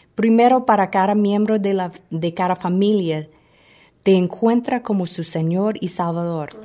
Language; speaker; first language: Spanish; non-native, fluent; English